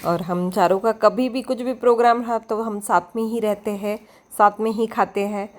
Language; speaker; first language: Hindi; non-native, local second language; Marathi